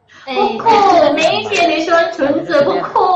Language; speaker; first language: Chinese; non-native, fluent; Thai